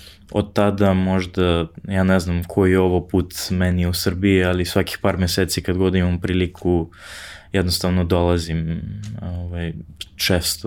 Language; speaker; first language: Serbian; non-native, fluent; English